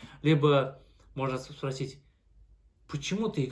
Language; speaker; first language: Russian; non-native, local second language; Kazakh